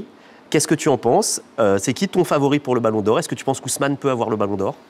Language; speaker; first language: French; native; French